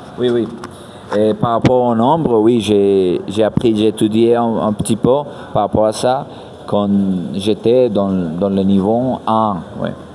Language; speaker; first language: French; non-native, fluent; Spanish